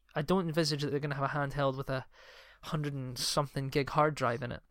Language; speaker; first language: English; native; English